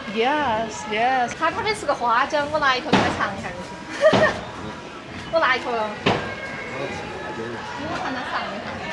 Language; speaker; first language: Chinese; native; Chinese